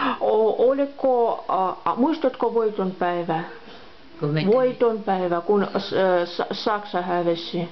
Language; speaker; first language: Finnish; non-native, local second language; Russian